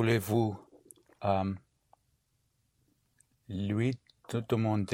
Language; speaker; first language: French; non-native, learner; English